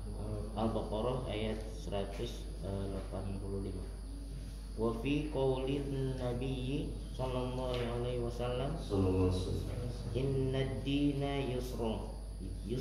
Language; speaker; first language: Arabic; non-native, learner; Indonesian